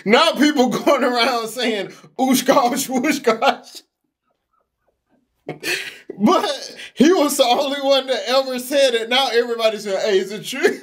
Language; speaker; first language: English; native; English